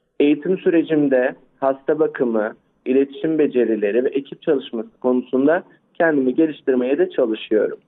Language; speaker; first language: Turkish; early bilingual, other home language; Arabic